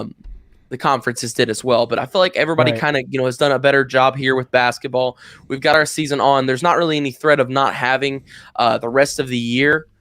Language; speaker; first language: English; native; English